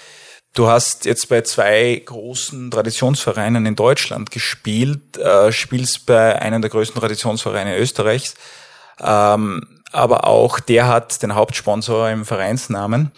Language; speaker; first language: German; native; German